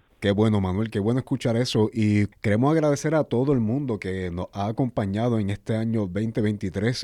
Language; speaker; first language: Spanish; native; Spanish